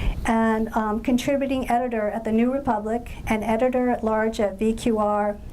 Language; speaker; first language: English; native; English